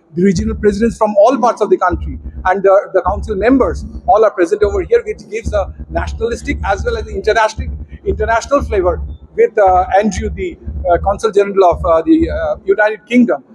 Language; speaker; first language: English; non-native, local second language; Bangla